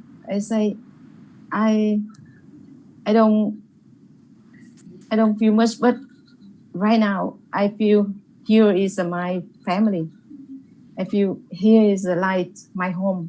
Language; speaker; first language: English; non-native, learner; Vietnamese